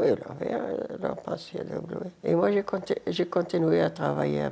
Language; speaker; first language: French; non-native, learner; Arabic